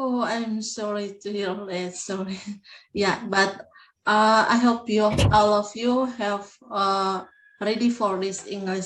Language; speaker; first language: English; non-native, fluent; Indonesian